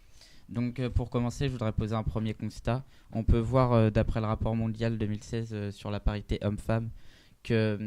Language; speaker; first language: French; native; French